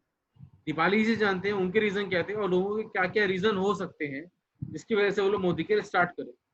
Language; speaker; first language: Hindi; native; Hindi